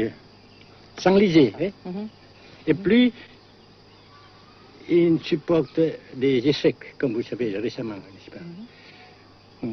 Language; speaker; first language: French; non-native, local second language; Vietnamese